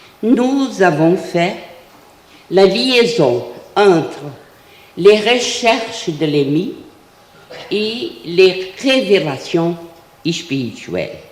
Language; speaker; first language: French; non-native, fluent; Portuguese